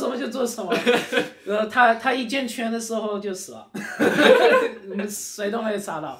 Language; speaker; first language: Chinese; early bilingual, heritage; Chinese